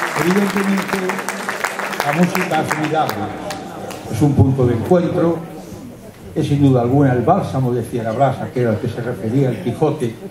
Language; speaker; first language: Spanish; non-native, local second language; Galician